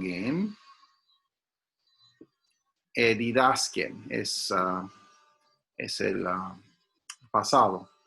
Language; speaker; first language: Spanish; non-native, fluent; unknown